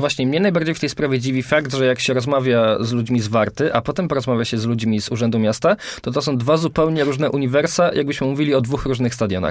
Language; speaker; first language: Polish; native; Polish